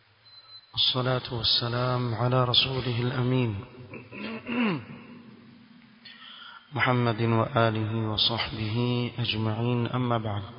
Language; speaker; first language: Arabic; non-native, fluent; Swahili